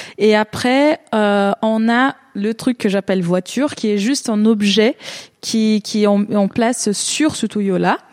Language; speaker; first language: French; non-native, fluent; Portuguese